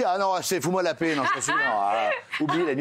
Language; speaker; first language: French; native; French